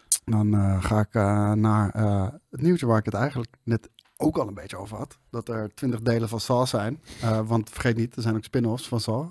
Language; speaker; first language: Dutch; native; Dutch